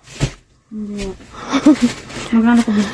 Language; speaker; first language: Filipino; early bilingual, heritage; Filipino